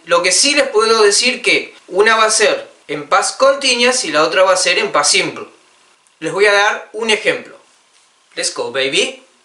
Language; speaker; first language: Spanish; native; Spanish